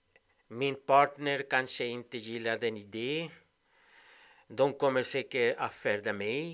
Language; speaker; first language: Swedish; non-native, fluent; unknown